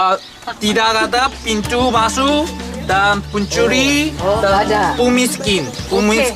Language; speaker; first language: Indonesian; non-native, learner; Korean